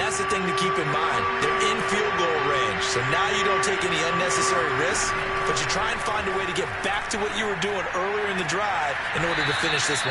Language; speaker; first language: English; native; English